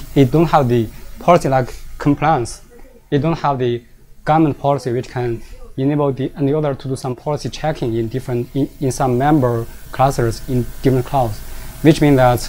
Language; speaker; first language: English; non-native, fluent; Chinese